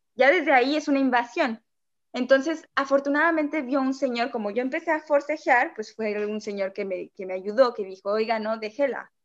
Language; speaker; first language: Spanish; native; Spanish